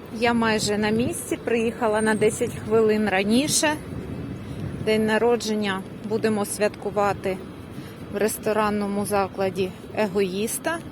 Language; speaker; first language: Ukrainian; native; Ukrainian